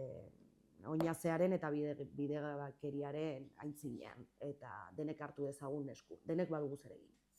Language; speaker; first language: Basque; native; Basque